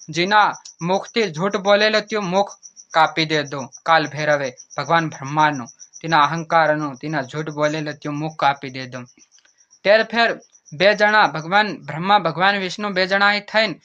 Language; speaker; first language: Gujarati; non-native, local second language; Bhili